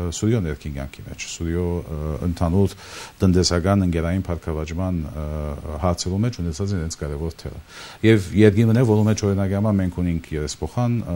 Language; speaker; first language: Armenian; early bilingual, heritage; Armenian